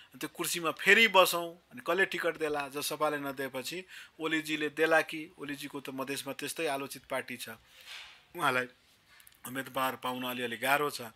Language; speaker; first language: Nepali; non-native, local second language; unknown